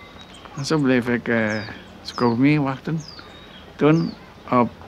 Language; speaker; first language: Dutch; non-native, local second language; Minangkabau